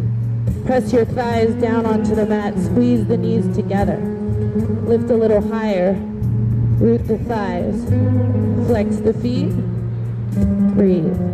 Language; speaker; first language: English; native; English